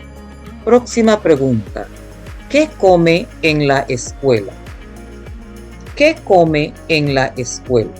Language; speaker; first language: Spanish; non-native, fluent; English